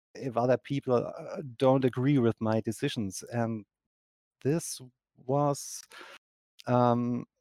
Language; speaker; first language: English; non-native, fluent; German